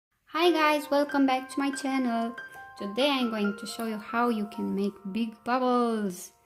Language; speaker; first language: English; non-native, fluent; Romanian